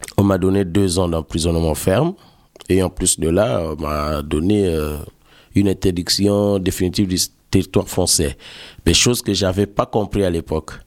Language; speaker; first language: French; non-native, local second language; Lingala